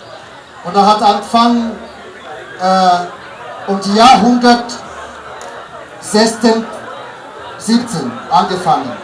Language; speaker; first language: German; non-native, learner; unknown